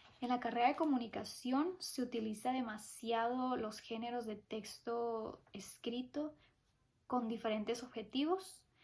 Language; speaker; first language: Spanish; early bilingual, heritage; Spanish